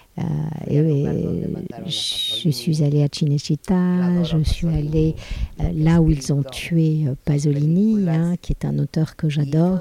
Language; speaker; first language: French; non-native, fluent; Spanish